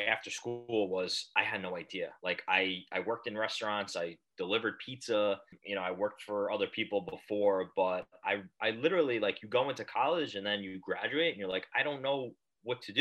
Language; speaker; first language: English; native; English